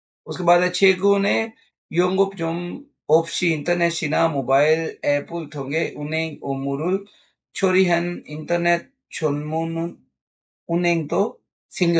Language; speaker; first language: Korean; non-native, learner; Urdu